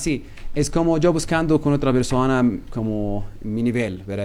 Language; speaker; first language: Spanish; non-native, learner; Arabic